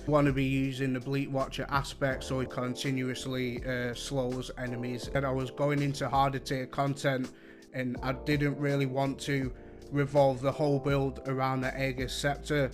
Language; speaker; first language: English; native; English